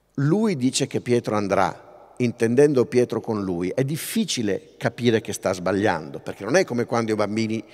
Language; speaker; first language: Italian; native; Italian